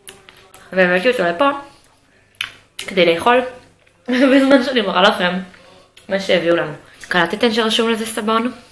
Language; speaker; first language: Hebrew; native; Hebrew